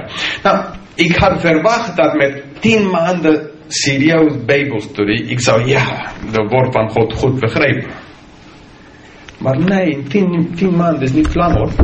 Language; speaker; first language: Dutch; non-native, fluent; English